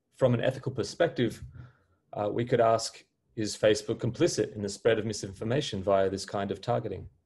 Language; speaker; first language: English; native; English